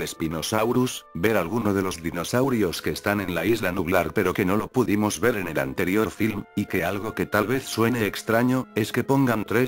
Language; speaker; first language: Spanish; native; Spanish